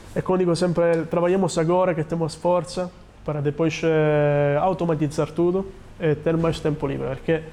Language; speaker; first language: Portuguese; non-native, learner; Italian